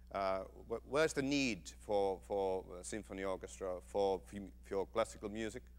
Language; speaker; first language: English; non-native, fluent; Finnish